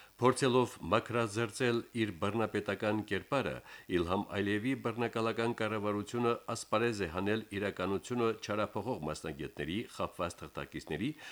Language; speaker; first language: Armenian; native; Armenian